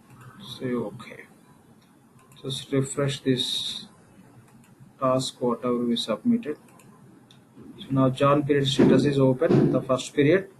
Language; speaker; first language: English; non-native, local second language; Telugu